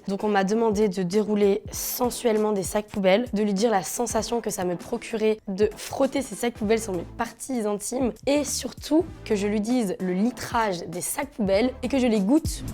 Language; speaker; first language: French; native; French